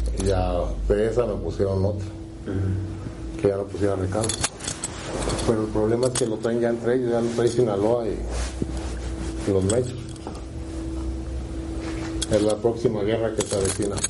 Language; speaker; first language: Spanish; native; Spanish